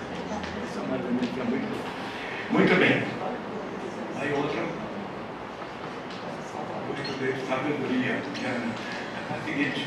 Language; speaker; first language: Portuguese; non-native, fluent; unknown